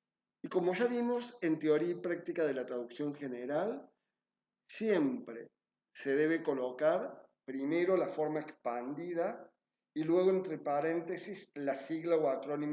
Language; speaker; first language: Spanish; native; Spanish